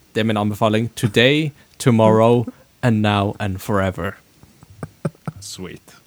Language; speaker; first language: Norwegian; early bilingual, other home language; Japanese